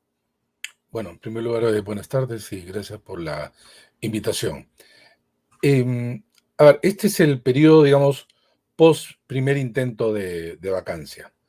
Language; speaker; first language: Spanish; native; Spanish